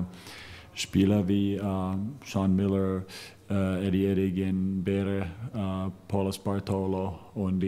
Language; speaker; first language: German; non-native, fluent; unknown